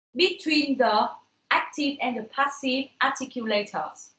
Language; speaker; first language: English; non-native, fluent; Vietnamese